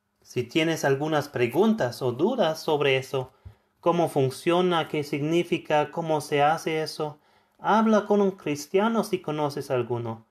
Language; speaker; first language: Spanish; non-native, fluent; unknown